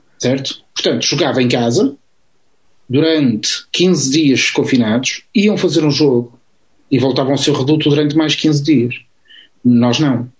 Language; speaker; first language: Portuguese; native; Portuguese